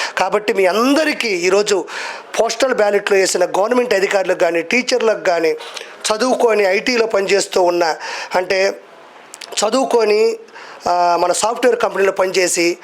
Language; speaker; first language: Telugu; native; Telugu